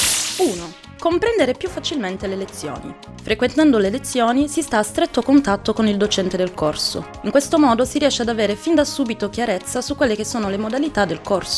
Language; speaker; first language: Italian; native; Italian